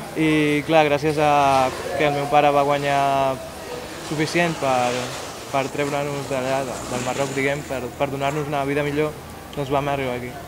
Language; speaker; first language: Catalan; early bilingual, other home language; Arabic